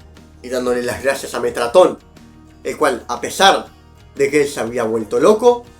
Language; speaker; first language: Spanish; native; Spanish